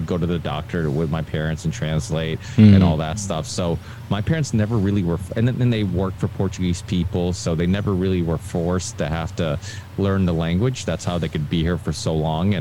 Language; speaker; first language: English; early bilingual, other home language; Portuguese